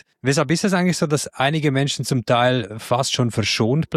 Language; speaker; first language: German; native; German